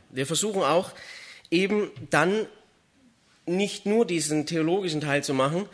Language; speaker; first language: German; native; German